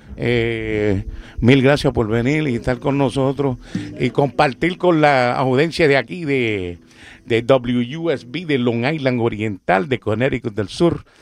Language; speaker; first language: Spanish; native; Spanish